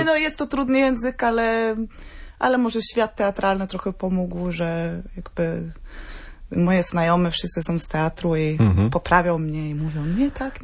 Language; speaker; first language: Polish; non-native, fluent; Norwegian